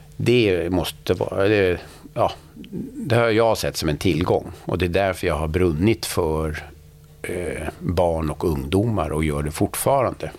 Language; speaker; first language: Swedish; native; Swedish